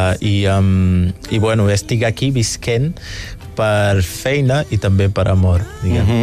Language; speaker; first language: Catalan; non-native, fluent; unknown